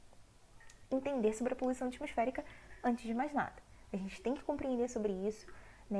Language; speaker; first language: Portuguese; native; Portuguese